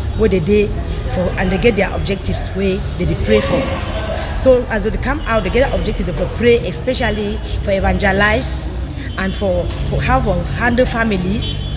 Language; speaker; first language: Nigerian Pidgin; native; Nigerian Pidgin